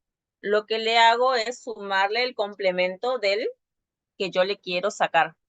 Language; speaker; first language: Spanish; native; Spanish